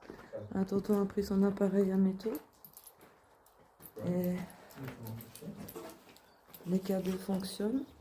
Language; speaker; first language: French; native; French